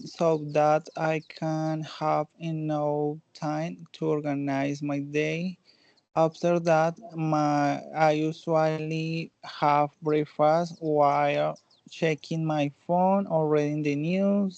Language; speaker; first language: English; non-native, learner; Spanish